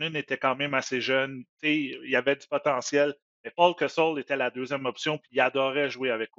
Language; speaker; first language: French; native; French